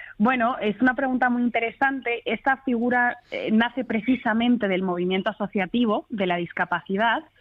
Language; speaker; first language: Spanish; early bilingual, other home language; Arabic